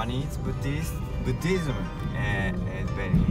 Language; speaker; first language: English; non-native, learner; Japanese